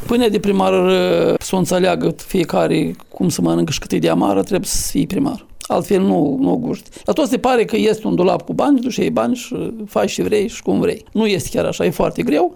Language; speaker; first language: Romanian; native; Romanian